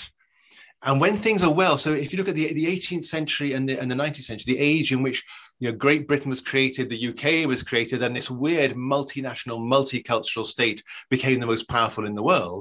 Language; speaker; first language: English; native; English